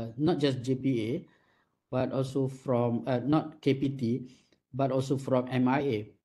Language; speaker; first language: English; non-native, local second language; Malay